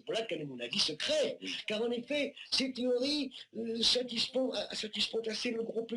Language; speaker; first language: French; native; French